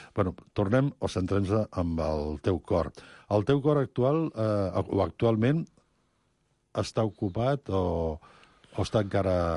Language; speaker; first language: Catalan; native; Catalan